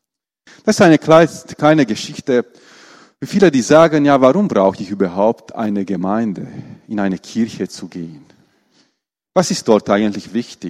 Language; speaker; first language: German; non-native, fluent; Romanian